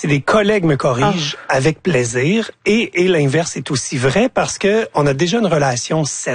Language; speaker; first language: French; native; French